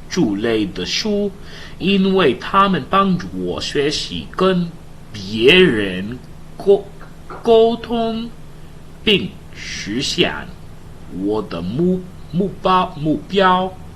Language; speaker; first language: Chinese; non-native, learner; English